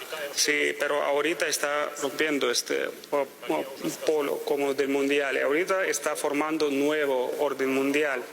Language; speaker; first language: Spanish; non-native, fluent; Russian